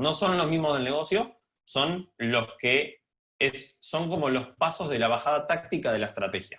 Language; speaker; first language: Spanish; native; Spanish